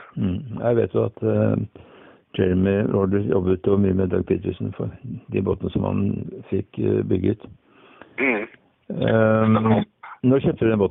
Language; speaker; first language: Norwegian; native; Norwegian